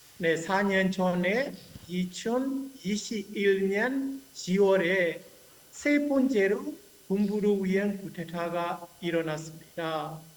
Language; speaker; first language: Korean; non-native, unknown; Burmese